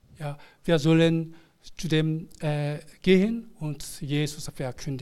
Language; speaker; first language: German; non-native, fluent; Korean